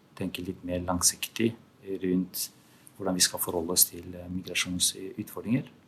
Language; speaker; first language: Norwegian; non-native, fluent; Albanian